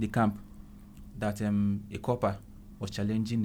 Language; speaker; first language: English; non-native, local second language; Igbo